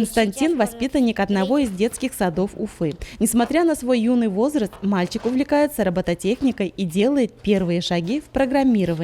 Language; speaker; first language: Russian; native; Russian